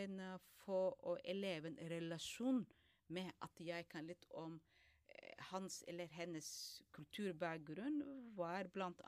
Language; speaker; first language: Norwegian; non-native, fluent; Somali